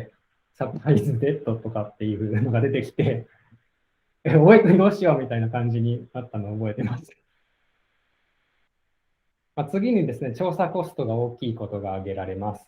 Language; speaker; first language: Japanese; native; Japanese